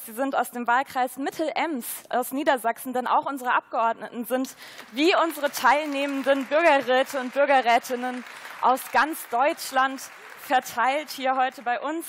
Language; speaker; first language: German; native; German